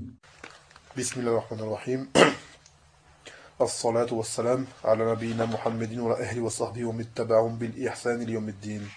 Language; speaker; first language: Arabic; non-native, fluent; French